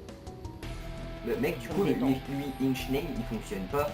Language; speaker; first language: French; native; French